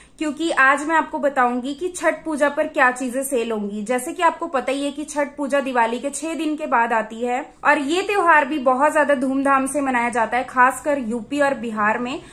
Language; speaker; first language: Hindi; native; Hindi